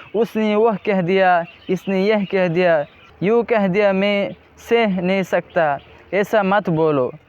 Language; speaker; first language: Urdu; non-native, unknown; Bangla